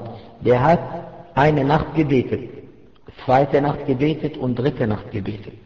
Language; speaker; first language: German; non-native, fluent; Arabic